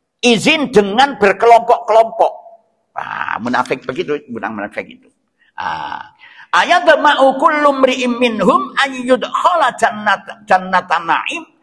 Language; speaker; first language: Indonesian; non-native, local second language; Javanese